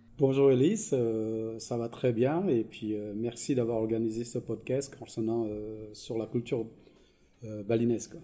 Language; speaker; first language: French; non-native, fluent; Balinese